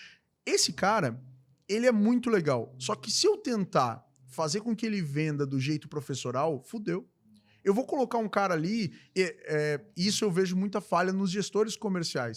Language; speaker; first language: Portuguese; native; Portuguese